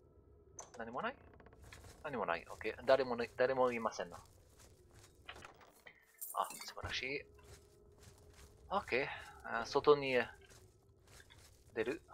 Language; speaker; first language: Japanese; non-native, learner; French